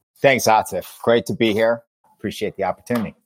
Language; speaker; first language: English; native; English